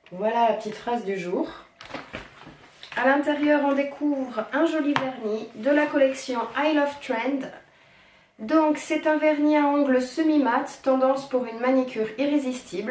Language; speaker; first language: French; native; French